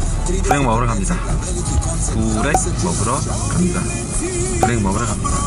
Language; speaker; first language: Korean; native; Korean